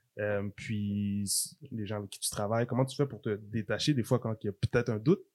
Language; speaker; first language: French; native; French